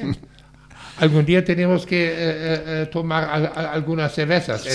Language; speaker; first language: Spanish; non-native, fluent; German